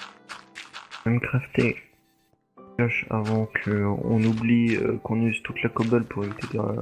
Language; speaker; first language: French; native; French